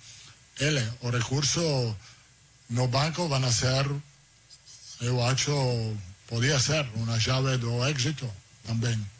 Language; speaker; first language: Portuguese; non-native, fluent; Italian